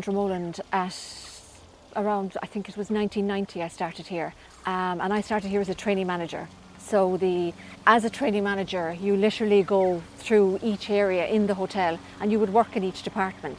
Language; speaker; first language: English; native; English